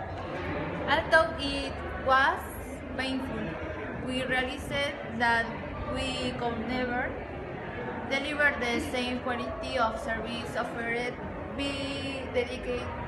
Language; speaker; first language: English; non-native, learner; Spanish